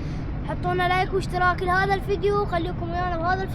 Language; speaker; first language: Arabic; native; Arabic